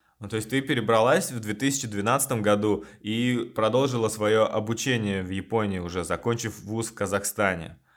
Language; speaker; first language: Russian; native; Russian